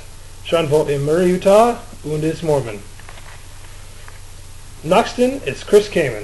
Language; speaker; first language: German; non-native, learner; English